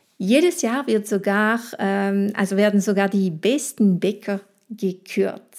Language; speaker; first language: German; non-native, fluent; French